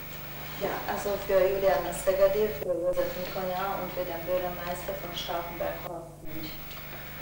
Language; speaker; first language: German; non-native, local second language; Hungarian